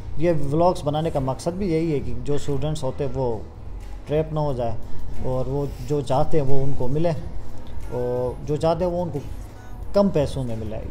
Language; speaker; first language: Urdu; non-native, local second language; Shina